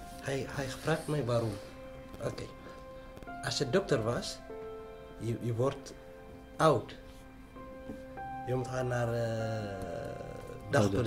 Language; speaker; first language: Dutch; non-native, learner; Tigrinya